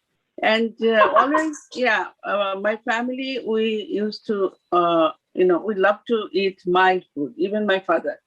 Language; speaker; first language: English; non-native, fluent; Bangla